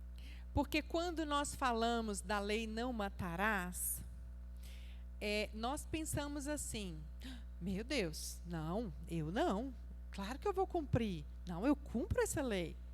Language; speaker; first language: Portuguese; native; Portuguese